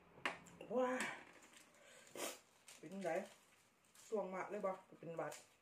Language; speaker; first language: Thai; non-native, local second language; Lao